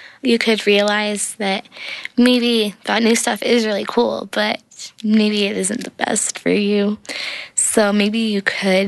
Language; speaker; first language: English; native; English